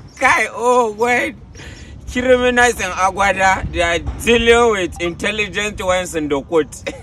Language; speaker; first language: Nigerian Pidgin; non-native, local second language; Hausa